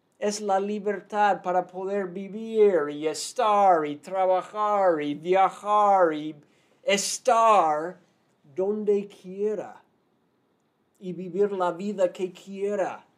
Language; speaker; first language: Spanish; non-native, fluent; English